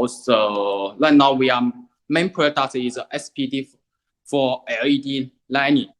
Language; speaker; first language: English; non-native, learner; Chinese